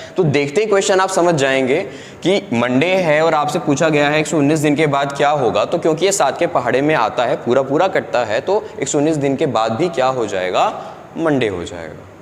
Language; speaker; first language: Hindi; native; Hindi